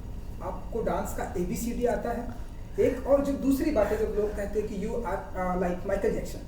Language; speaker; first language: Hindi; native; Hindi